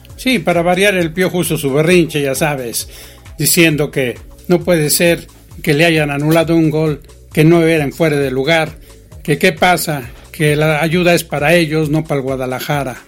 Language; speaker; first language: Spanish; native; Spanish